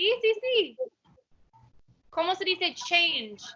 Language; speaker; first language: Spanish; non-native, learner; English